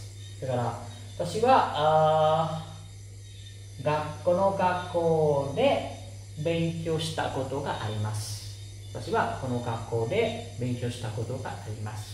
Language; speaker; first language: Japanese; non-native, fluent; Khmer